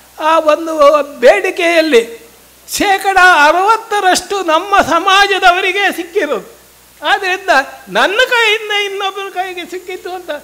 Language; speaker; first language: Kannada; non-native, local second language; Tulu